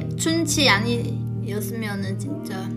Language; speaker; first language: Korean; non-native, learner; Chinese